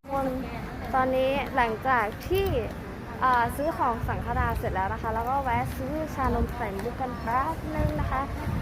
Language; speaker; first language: Thai; native; Thai